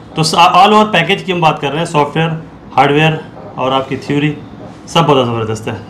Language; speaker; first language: Hindi; native; Hindi